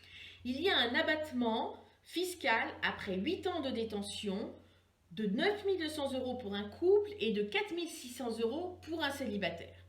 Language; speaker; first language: French; native; French